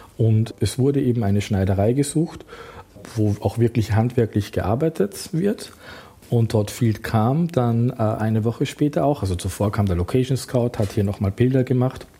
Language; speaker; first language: German; native; German